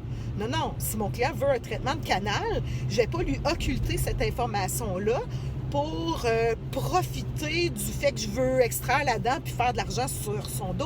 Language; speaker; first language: French; native; French